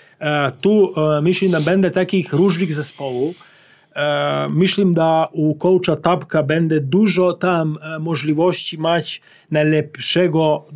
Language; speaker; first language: Polish; non-native, learner; Serbian